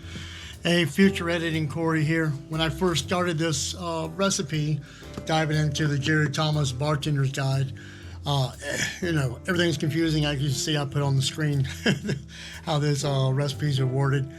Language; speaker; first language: English; native; English